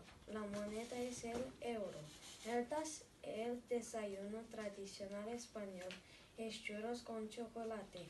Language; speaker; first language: Spanish; non-native, learner; Romanian